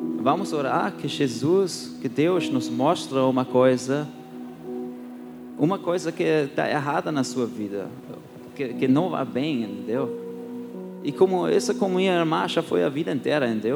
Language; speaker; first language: Portuguese; non-native, fluent; German